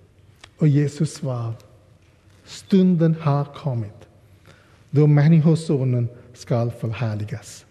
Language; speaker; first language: Swedish; non-native, fluent; English